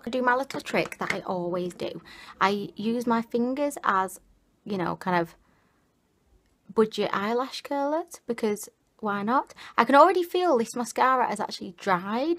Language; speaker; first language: English; native; English